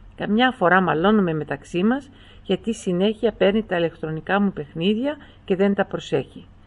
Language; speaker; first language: Greek; early bilingual, heritage; Greek